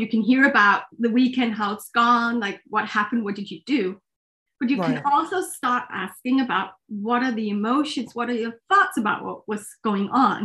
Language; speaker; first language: English; non-native, fluent; Danish